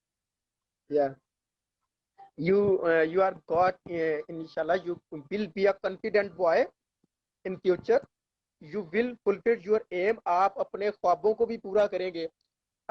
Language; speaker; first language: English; non-native, learner; Urdu